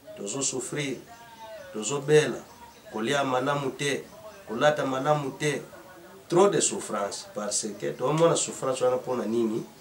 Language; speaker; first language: Lingala; non-native, local second language; Kongo